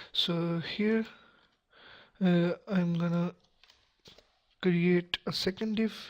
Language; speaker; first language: English; non-native, local second language; Urdu